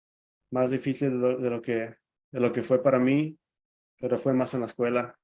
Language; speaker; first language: Spanish; early bilingual, other home language; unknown